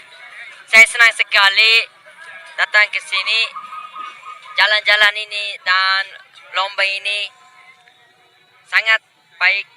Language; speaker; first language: Indonesian; non-native, learner; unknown